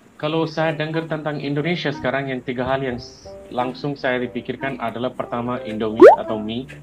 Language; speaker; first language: Indonesian; non-native, fluent; Hindi